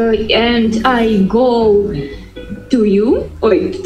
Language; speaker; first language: English; non-native, learner; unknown